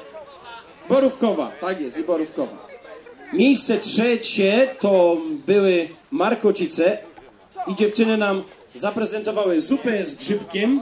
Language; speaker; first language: Polish; native; Polish